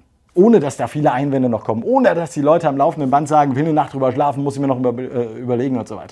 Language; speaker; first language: German; native; German